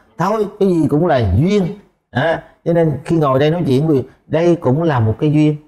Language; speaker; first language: Vietnamese; native; Vietnamese